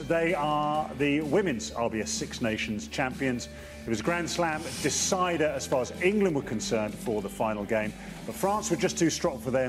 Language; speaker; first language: English; native; English